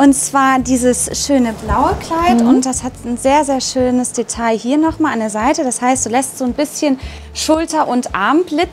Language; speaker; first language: German; native; German